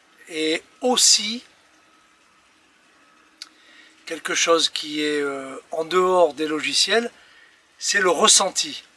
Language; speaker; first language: French; native; French